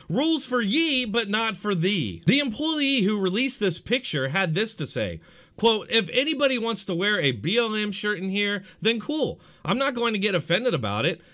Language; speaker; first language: English; native; English